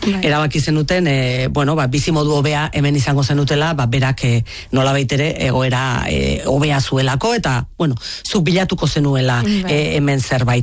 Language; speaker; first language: Basque; native; Basque